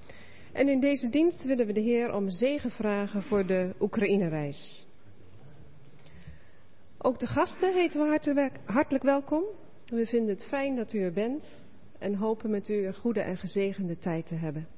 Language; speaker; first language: Dutch; native; Dutch